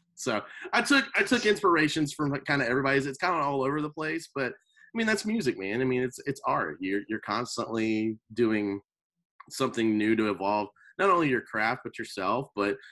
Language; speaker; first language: English; native; English